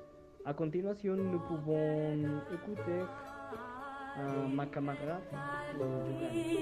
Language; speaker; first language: French; non-native, learner; Spanish